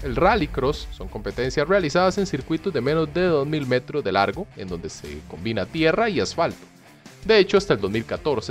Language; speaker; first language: Spanish; native; Spanish